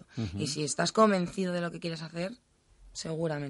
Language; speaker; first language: Spanish; native; Spanish